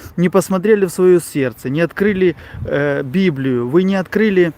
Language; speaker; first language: Russian; non-native, local second language; Ukrainian